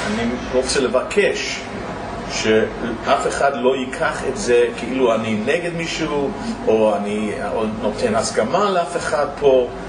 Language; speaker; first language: Hebrew; non-native, fluent; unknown